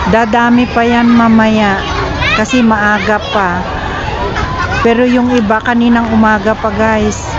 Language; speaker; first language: Filipino; native; Filipino